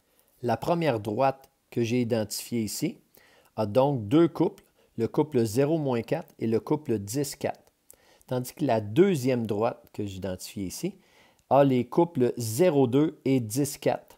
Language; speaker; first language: French; native; French